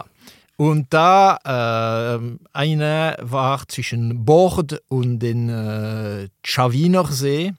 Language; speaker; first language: German; non-native, local second language; French